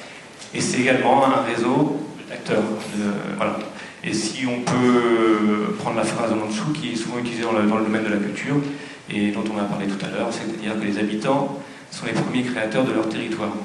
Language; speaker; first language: French; native; French